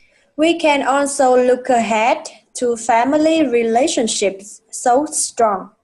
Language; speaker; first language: English; non-native, fluent; Vietnamese